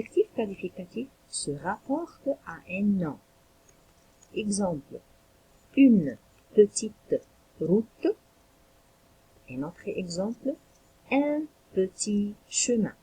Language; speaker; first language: French; non-native, local second language; Arabic